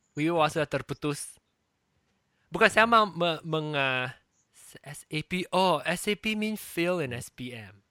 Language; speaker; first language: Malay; non-native, local second language; Chinese